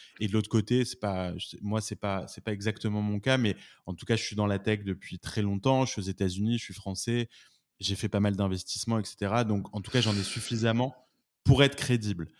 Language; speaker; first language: French; native; French